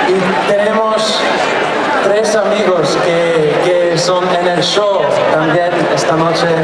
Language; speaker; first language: Spanish; non-native, learner; English